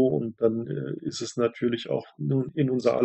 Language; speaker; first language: German; native; German